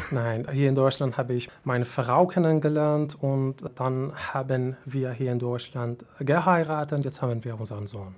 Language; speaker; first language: German; non-native, fluent; Persian